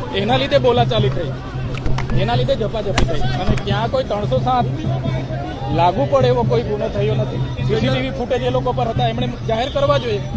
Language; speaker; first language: Gujarati; non-native, local second language; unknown